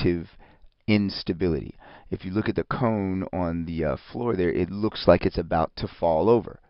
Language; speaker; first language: English; native; English